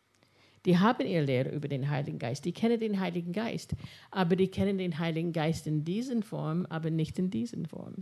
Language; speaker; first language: German; non-native, fluent; English